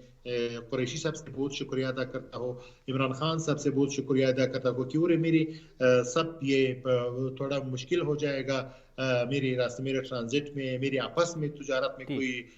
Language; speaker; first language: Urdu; non-native, learner; Pashto